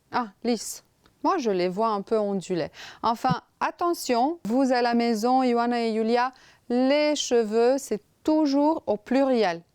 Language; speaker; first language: French; non-native, fluent; Romanian